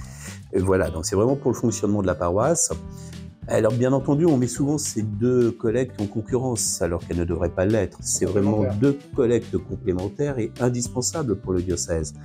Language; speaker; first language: French; native; French